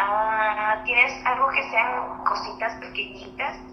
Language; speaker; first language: Spanish; native; Spanish